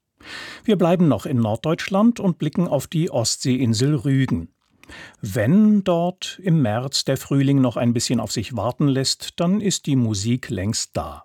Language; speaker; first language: German; native; German